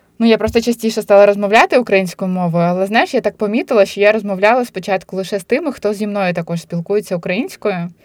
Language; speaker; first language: Ukrainian; non-native, local second language; Russian